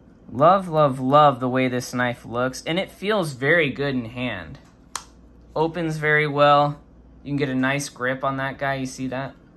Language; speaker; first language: English; native; English